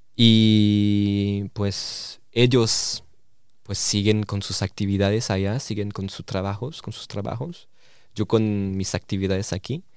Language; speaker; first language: Spanish; early bilingual, heritage; Spanish